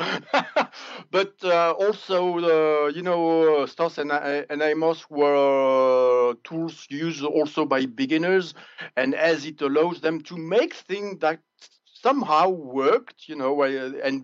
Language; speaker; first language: English; non-native, fluent; French